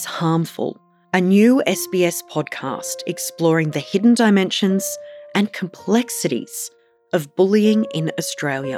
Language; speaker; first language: English; native; English